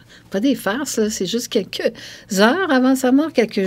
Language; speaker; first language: French; native; French